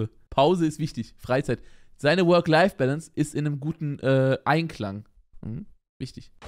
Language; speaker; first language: German; native; German